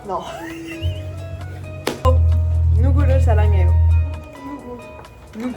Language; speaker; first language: French; native; French